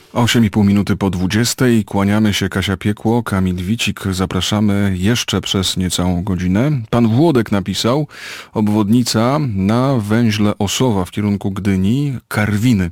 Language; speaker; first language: Polish; native; Polish